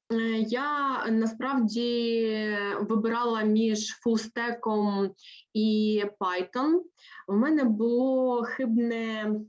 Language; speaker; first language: Ukrainian; native; Ukrainian